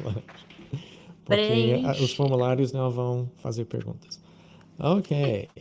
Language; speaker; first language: Portuguese; non-native, fluent; English